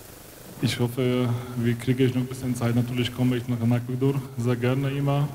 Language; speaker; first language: German; non-native, learner; Polish